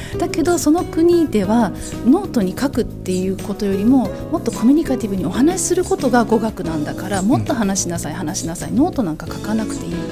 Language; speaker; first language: Japanese; native; Japanese